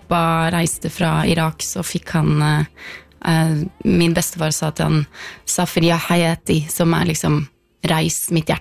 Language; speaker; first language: Norwegian; early bilingual, other home language; Arabic